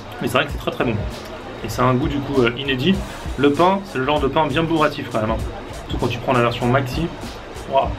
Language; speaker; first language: French; native; French